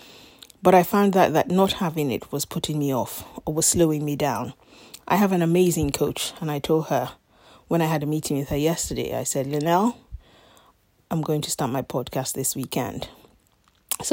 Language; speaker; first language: English; non-native, local second language; Yoruba